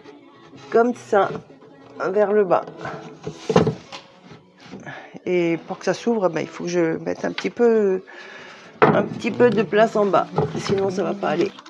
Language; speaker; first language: French; native; French